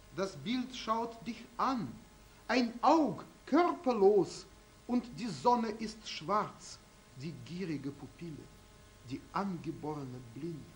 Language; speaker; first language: German; non-native, fluent; Russian